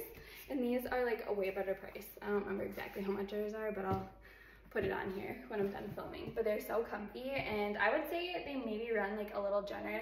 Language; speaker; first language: English; native; English